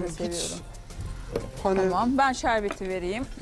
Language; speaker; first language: Turkish; native; Turkish